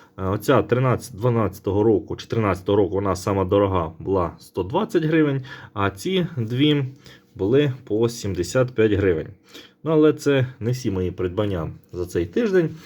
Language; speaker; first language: Ukrainian; non-native, local second language; Russian